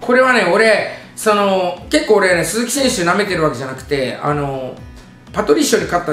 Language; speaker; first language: Japanese; native; Japanese